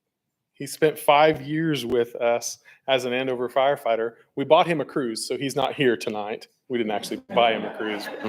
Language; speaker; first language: English; native; English